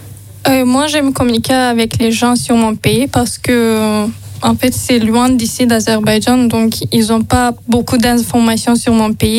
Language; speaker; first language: French; non-native, learner; Azerbaijani